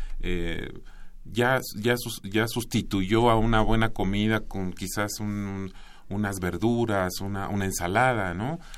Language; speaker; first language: Spanish; native; Spanish